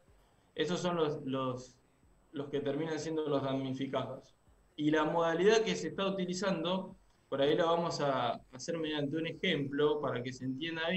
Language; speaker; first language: Spanish; native; Spanish